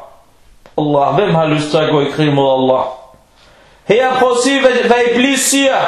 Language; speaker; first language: Danish; non-native, local second language; Arabic